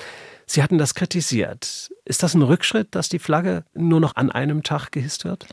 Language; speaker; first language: German; native; German